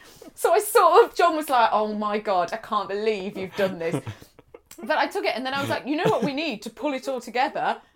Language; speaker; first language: English; native; English